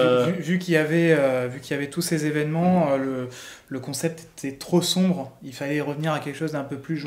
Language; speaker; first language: French; native; French